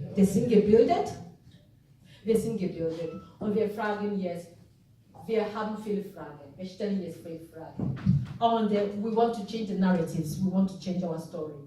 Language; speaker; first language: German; non-native, fluent; Igbo